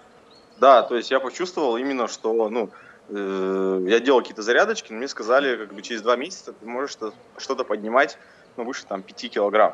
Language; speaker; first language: Russian; native; Russian